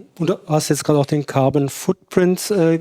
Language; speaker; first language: German; native; German